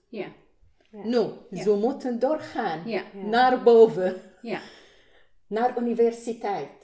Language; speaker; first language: Dutch; non-native, learner; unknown